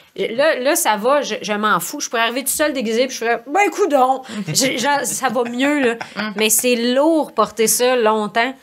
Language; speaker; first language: French; native; French